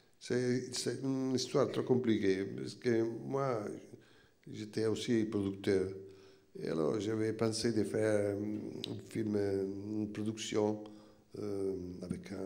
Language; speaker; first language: French; non-native, fluent; Italian